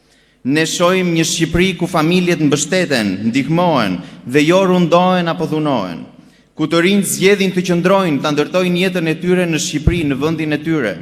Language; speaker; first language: Albanian; native; Albanian